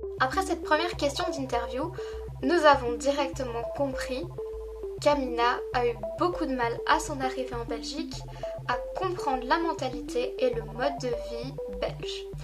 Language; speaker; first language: French; native; French